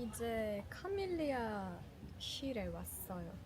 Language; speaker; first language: Korean; non-native, learner; Russian